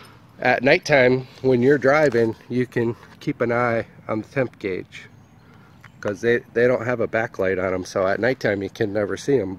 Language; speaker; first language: English; native; English